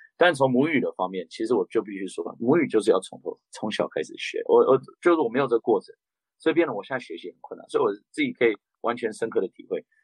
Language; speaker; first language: Chinese; early bilingual, heritage; Chinese